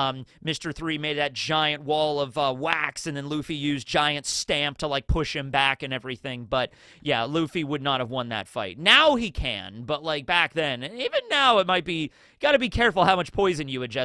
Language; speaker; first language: English; native; English